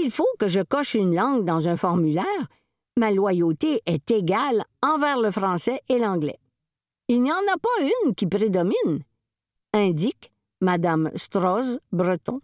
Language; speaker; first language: French; native; French